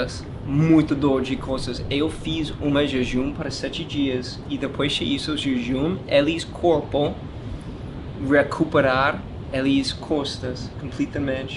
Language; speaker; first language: Portuguese; non-native, learner; English